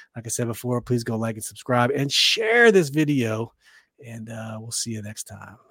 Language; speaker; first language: English; early bilingual, other home language; Chinese